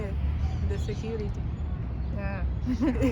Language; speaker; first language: English; non-native, learner; Spanish